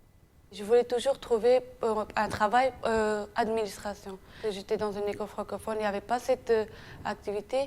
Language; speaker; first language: French; non-native, fluent; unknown